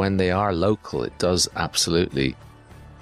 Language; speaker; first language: English; native; English